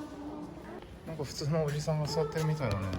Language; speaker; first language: Japanese; native; Japanese